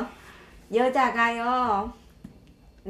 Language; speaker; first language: Korean; non-native, learner; Vietnamese